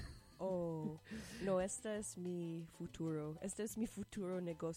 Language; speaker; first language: Spanish; non-native, learner; English